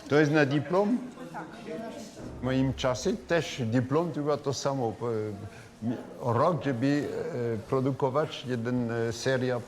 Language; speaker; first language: Polish; non-native, learner; French